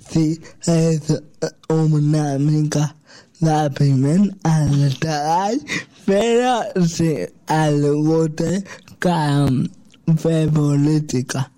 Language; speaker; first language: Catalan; non-native, local second language; Spanish